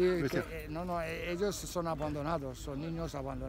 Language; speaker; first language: Spanish; non-native, learner; Arabic